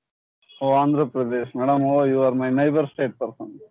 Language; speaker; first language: English; non-native, learner; Kannada